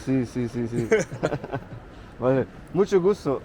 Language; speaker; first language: Spanish; non-native, learner; German